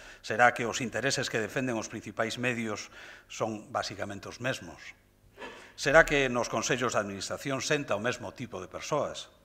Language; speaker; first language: Galician; native; Galician